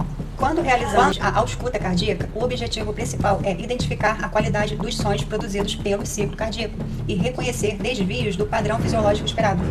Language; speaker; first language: Portuguese; native; Portuguese